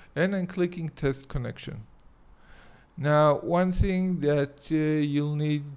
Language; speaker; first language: English; non-native, fluent; Hebrew